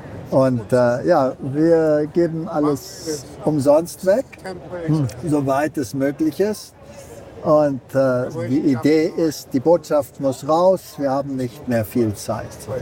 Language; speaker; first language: German; early bilingual, heritage; German